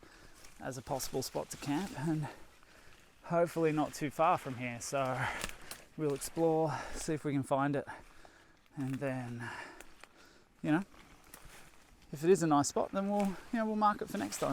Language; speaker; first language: English; native; English